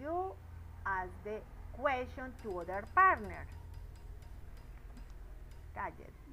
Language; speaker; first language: English; non-native, learner; Spanish